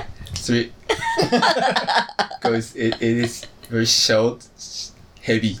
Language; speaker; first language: English; non-native, learner; Japanese